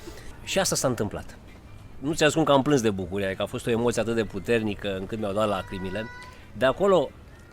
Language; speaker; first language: Romanian; native; Romanian